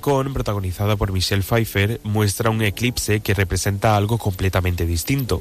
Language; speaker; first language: Spanish; native; Spanish